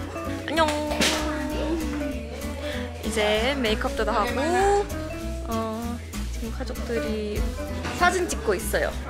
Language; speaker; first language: Korean; early bilingual, heritage; Indonesian